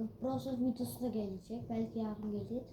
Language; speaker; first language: Turkish; early bilingual, heritage; Turkish